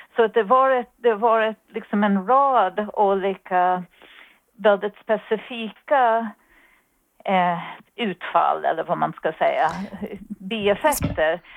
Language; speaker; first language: Swedish; non-native, fluent; English